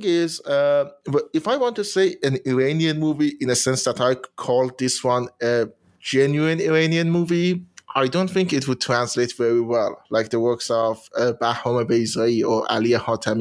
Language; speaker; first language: English; non-native, fluent; Persian